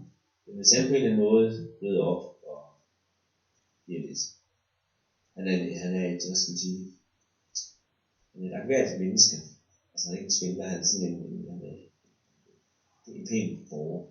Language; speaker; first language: Danish; native; Danish